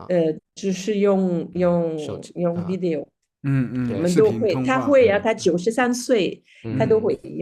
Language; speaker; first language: Chinese; non-native, fluent; French